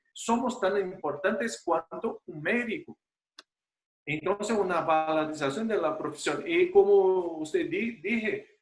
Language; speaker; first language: Spanish; non-native, fluent; Portuguese